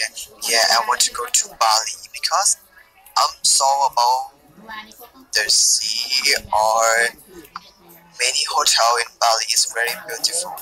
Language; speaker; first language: English; non-native, learner; Thai